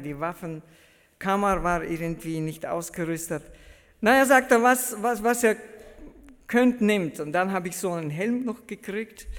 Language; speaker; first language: German; early bilingual, heritage; German